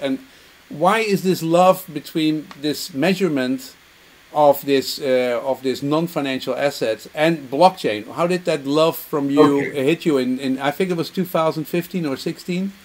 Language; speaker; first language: English; non-native, fluent; Dutch